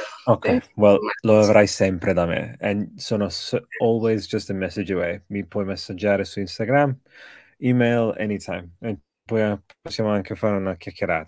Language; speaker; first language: Italian; early bilingual, other home language; English